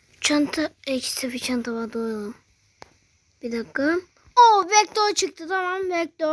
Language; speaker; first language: Turkish; native; Turkish